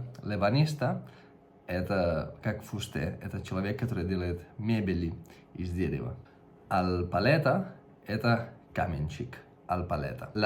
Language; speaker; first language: Russian; non-native, fluent; Catalan